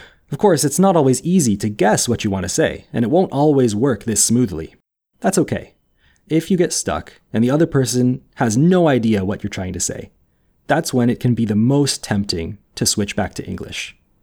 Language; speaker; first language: English; native; English